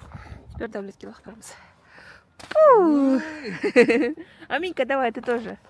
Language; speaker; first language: Russian; non-native, local second language; Kazakh